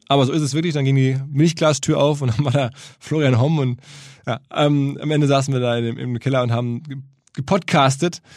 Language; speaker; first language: German; native; German